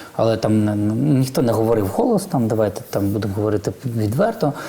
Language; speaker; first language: Ukrainian; non-native, local second language; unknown